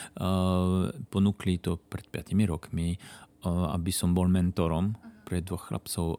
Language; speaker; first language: Slovak; non-native, fluent; French